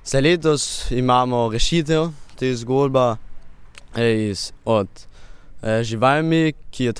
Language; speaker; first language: Slovenian; non-native, local second language; German